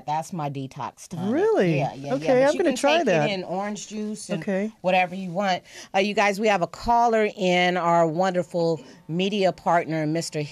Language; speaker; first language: English; native; English